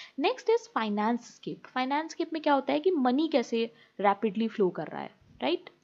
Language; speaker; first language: Hindi; native; Hindi